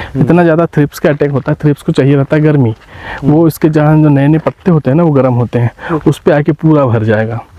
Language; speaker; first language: Hindi; native; Hindi